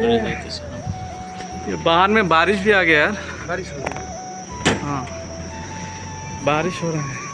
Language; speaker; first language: Hindi; non-native, learner; Bangla